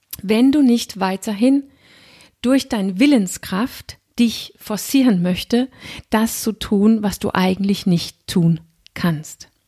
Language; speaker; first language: German; non-native, fluent; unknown